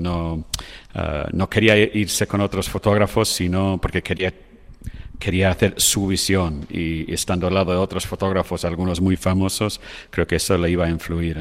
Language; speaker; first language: Spanish; non-native, fluent; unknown